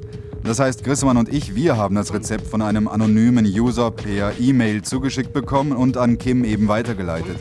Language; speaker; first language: German; native; German